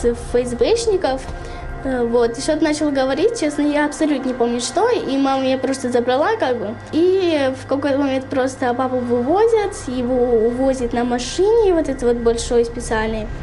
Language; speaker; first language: Russian; native; Russian